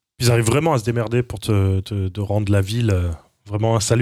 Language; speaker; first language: French; native; French